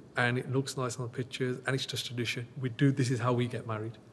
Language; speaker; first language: English; native; English